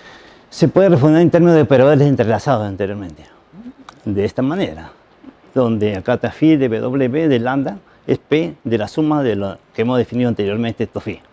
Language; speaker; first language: Spanish; native; Spanish